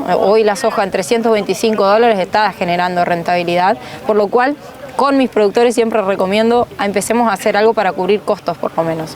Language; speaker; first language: Spanish; native; Spanish